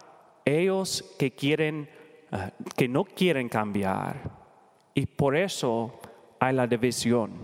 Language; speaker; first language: Spanish; non-native, learner; English